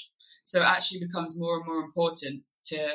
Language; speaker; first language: English; native; English